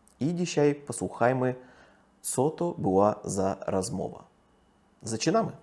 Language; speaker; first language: Polish; non-native, fluent; Russian